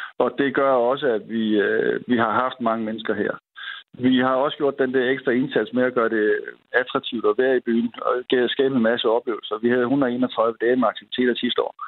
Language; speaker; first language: Danish; native; Danish